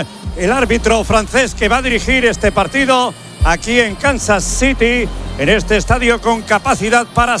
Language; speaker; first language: Spanish; native; Spanish